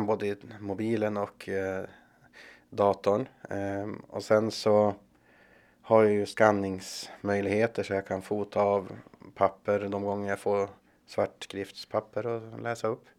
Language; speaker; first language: Swedish; native; Swedish